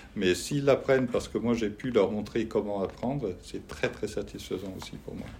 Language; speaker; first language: French; non-native, fluent; German